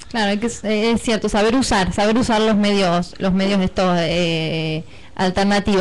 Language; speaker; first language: Spanish; native; Spanish